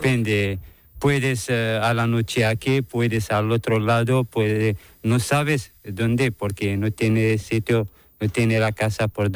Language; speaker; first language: Spanish; non-native, learner; Arabic